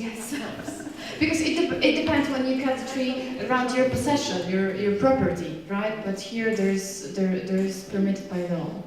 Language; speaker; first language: English; non-native, learner; Polish